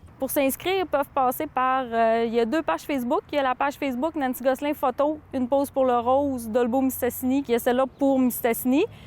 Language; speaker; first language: French; native; French